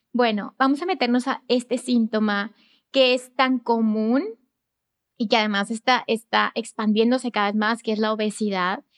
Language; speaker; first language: Spanish; native; Spanish